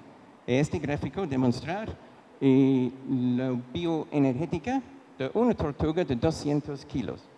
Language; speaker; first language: Spanish; non-native, fluent; English